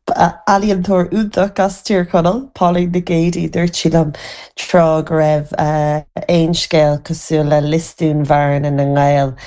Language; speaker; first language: Irish; native; Irish